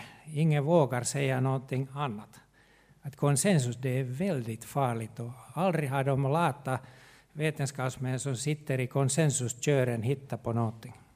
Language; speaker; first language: Swedish; non-native, local second language; Finnish